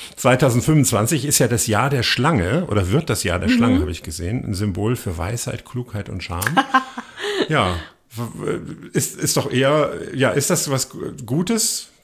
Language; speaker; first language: German; native; German